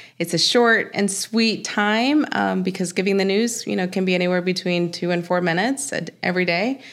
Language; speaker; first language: English; early bilingual, other home language; Spanish